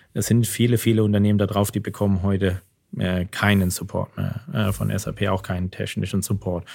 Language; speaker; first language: German; native; German